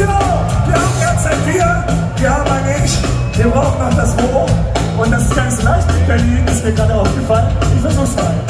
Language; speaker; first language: German; native; German